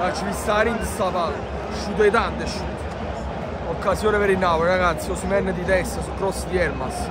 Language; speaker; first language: Italian; native; Italian